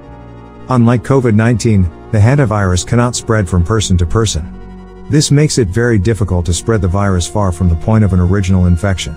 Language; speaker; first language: English; non-native, fluent; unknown